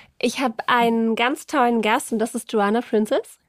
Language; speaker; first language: German; native; German